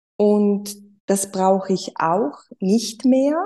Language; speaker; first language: German; non-native, fluent; Spanish